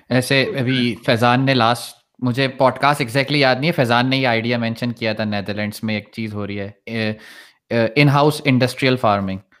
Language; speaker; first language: Urdu; native; Urdu